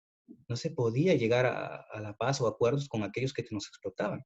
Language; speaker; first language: Spanish; native; Spanish